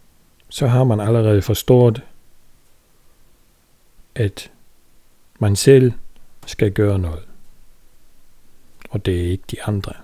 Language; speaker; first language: Danish; non-native, fluent; German